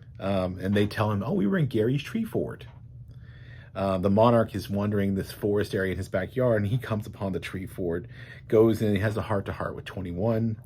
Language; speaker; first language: English; native; English